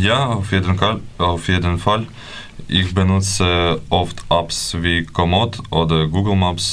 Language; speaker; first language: German; non-native, fluent; Ukrainian